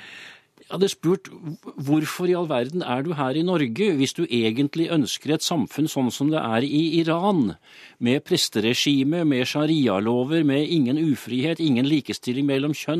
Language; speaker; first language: Norwegian; native; Norwegian